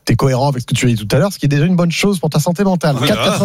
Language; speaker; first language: French; native; French